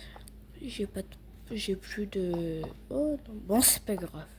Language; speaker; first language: French; native; French